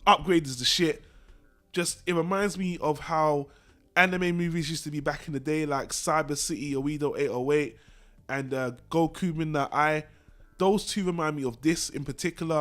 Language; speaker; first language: English; native; English